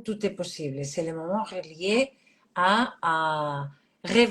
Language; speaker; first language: French; non-native, fluent; Catalan